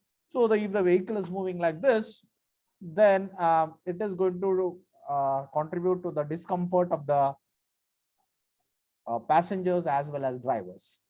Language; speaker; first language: English; non-native, local second language; Marathi